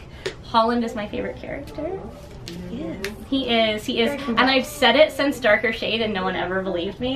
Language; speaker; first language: English; native; English